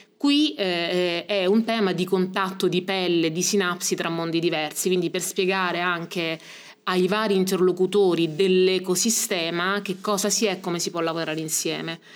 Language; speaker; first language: Italian; native; Italian